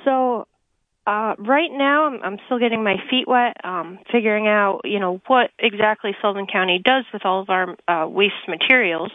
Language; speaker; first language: English; native; English